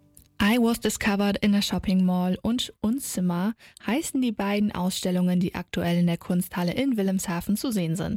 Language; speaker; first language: German; native; German